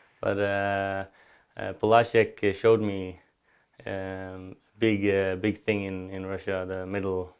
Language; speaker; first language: English; non-native, learner; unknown